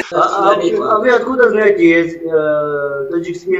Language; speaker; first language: Russian; non-native, local second language; Tajik